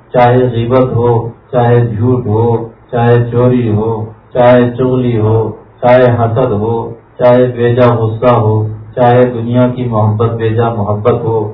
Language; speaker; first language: Urdu; native; Urdu